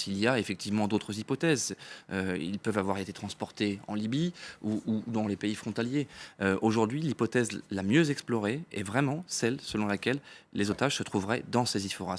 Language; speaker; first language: French; native; French